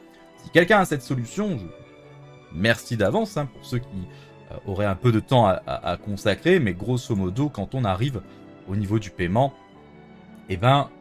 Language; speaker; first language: French; native; French